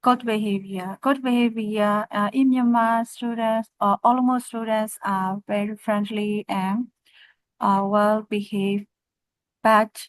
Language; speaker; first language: English; non-native, learner; Burmese